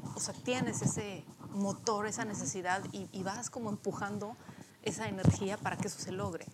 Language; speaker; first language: Spanish; early bilingual, other home language; Polish